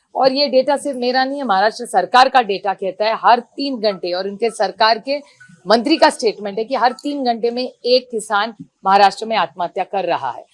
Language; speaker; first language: Hindi; non-native, local second language; Marathi